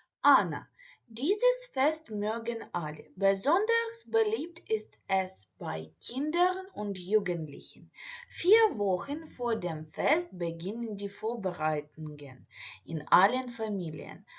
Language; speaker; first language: German; non-native, fluent; Ukrainian